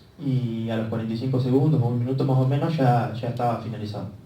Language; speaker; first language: Spanish; native; Spanish